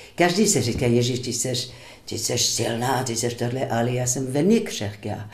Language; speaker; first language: Czech; non-native, fluent; French